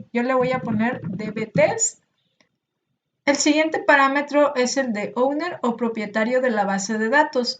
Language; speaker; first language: Spanish; native; Spanish